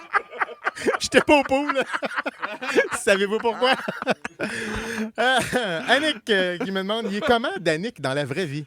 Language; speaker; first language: French; native; French